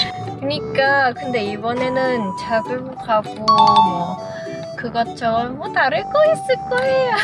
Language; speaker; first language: Korean; non-native, learner; Thai